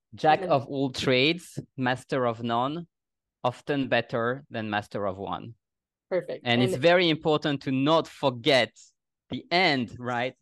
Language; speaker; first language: English; non-native, fluent; French